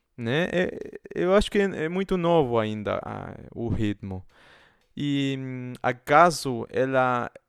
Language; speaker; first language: Portuguese; non-native, fluent; Spanish